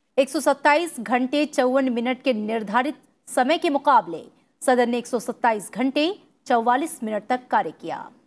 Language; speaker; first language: Hindi; native; Hindi